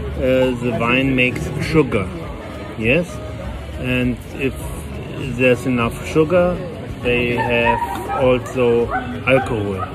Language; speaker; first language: English; non-native, learner; German